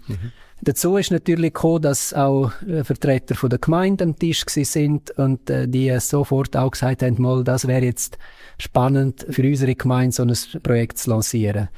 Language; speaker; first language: German; non-native, local second language; Romansh